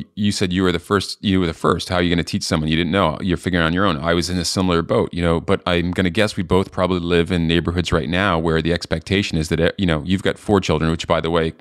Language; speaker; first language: English; native; English